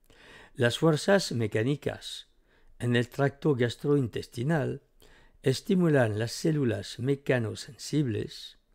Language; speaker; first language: Spanish; native; Spanish